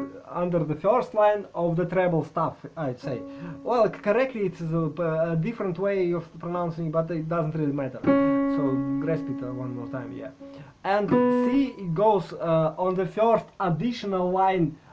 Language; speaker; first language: English; non-native, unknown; Russian